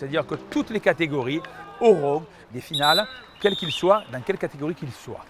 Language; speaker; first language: French; native; French